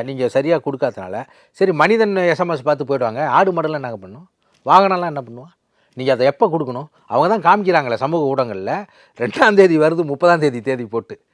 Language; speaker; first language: Tamil; native; Tamil